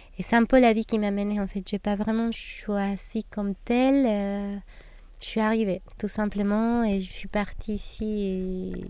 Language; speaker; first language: French; non-native, fluent; Spanish